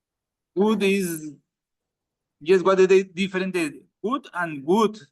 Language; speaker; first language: English; non-native, learner; Spanish